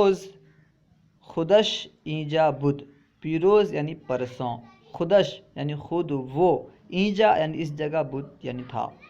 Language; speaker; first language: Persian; non-native, fluent; Urdu